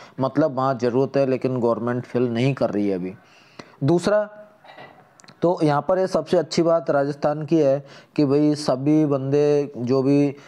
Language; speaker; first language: Hindi; native; Hindi